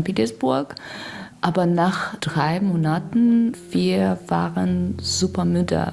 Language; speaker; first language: German; non-native, fluent; Russian